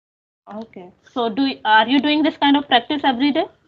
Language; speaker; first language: English; non-native, local second language; Hindi